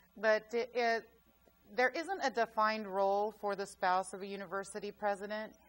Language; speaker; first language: English; native; English